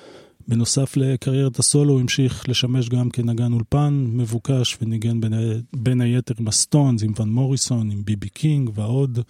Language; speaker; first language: Hebrew; native; Hebrew